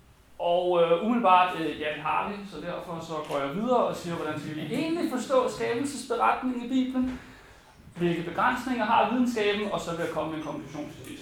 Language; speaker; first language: Danish; native; Danish